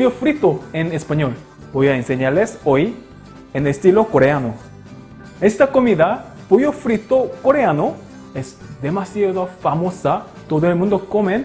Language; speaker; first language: Spanish; non-native, local second language; Korean